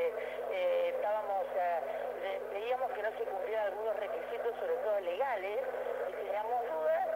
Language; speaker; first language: Spanish; native; Spanish